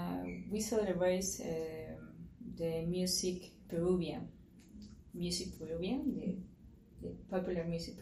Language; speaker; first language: English; non-native, learner; Spanish